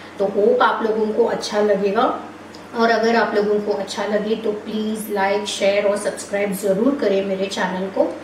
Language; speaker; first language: Hindi; non-native, local second language; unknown